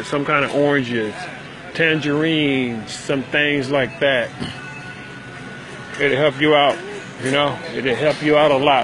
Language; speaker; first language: English; native; English